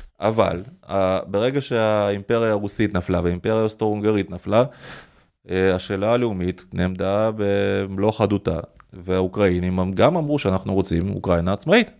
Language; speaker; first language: Hebrew; early bilingual, other home language; Russian